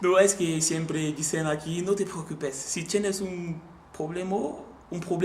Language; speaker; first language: Spanish; non-native, learner; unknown